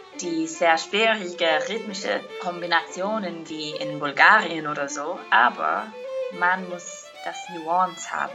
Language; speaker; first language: German; non-native, learner; English